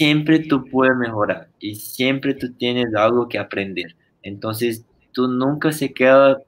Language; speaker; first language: Spanish; non-native, fluent; Portuguese